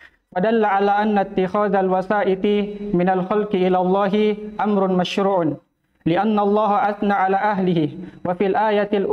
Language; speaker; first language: Arabic; non-native, learner; Indonesian